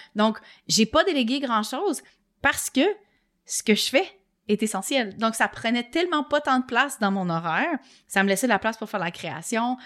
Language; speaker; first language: French; native; French